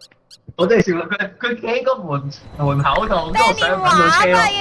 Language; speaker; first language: Chinese; native; Chinese